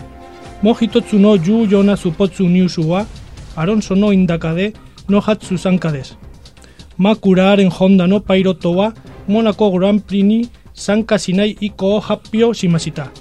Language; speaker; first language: Japanese; non-native, learner; Spanish